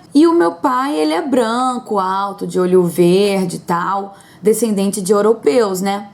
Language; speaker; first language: Portuguese; native; Portuguese